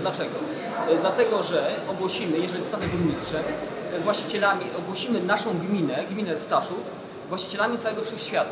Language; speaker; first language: Polish; native; Polish